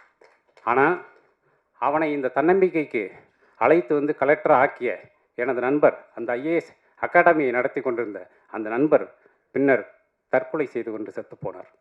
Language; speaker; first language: Tamil; native; Tamil